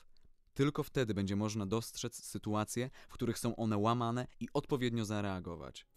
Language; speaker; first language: Polish; native; Polish